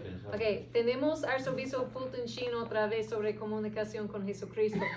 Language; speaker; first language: Spanish; non-native, fluent; English